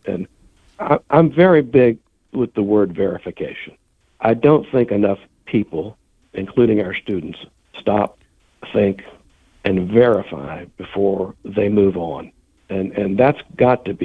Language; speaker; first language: English; native; English